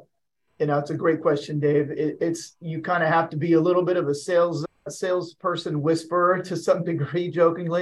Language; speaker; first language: English; non-native, fluent; Swedish